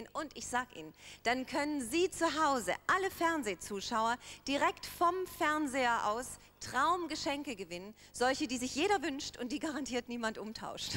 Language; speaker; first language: German; native; German